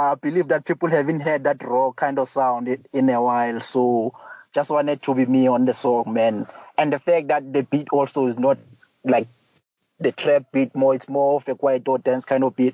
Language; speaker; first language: English; non-native, local second language; Zulu